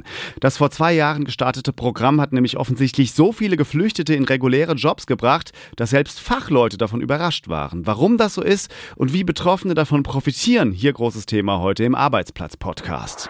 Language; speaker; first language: German; native; German